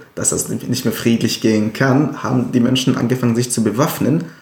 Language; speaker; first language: German; non-native, fluent; Arabic